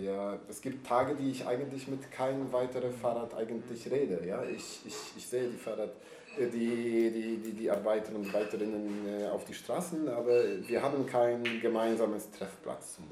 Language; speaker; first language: German; non-native, learner; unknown